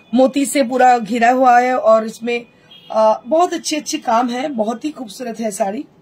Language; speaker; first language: Hindi; non-native, local second language; Bangla